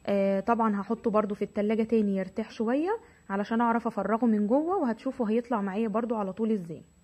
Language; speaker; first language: Arabic; native; Arabic